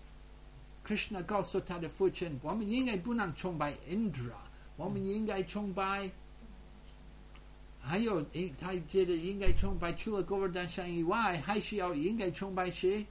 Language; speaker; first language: Chinese; non-native, fluent; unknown